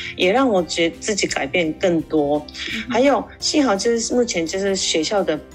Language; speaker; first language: Chinese; non-native, fluent; Japanese